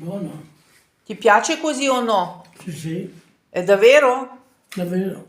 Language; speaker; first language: Italian; non-native, learner; Ukrainian